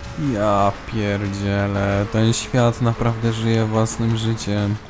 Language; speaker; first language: Polish; native; Polish